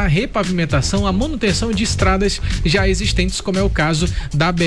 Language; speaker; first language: Portuguese; native; Portuguese